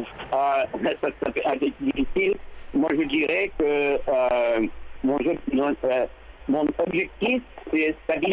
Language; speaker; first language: French; non-native, fluent; English